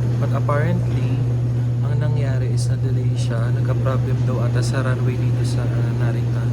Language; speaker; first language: Filipino; native; Filipino